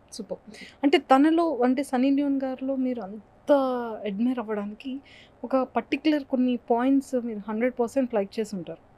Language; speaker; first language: Telugu; native; Telugu